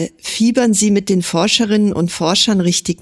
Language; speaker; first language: German; native; German